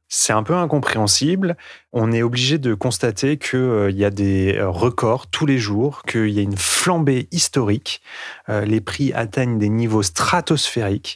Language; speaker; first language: French; native; French